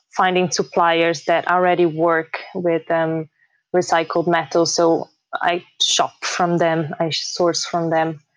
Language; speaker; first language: English; early bilingual, heritage; Portuguese